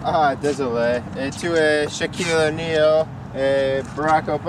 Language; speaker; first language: French; non-native, learner; English